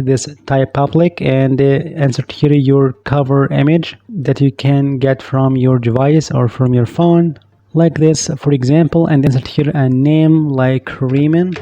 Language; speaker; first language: English; non-native, fluent; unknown